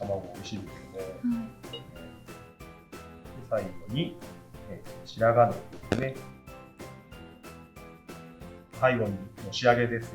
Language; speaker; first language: Japanese; native; Japanese